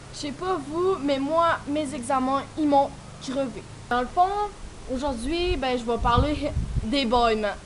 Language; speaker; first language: French; native; French